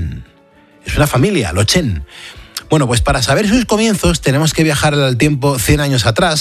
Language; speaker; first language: Spanish; native; Spanish